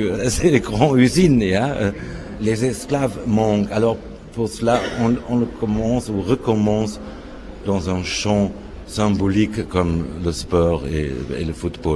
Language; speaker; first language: French; non-native, fluent; German